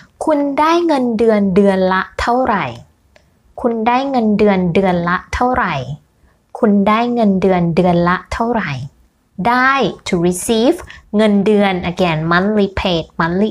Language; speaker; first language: Thai; native; Thai